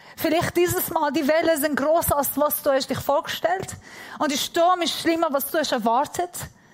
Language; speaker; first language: German; non-native, fluent; Persian